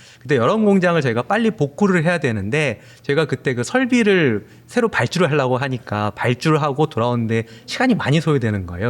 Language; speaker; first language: Korean; native; Korean